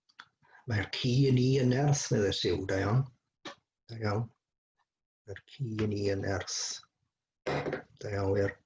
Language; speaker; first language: Welsh; native; Welsh